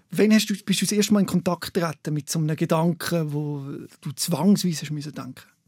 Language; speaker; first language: German; native; German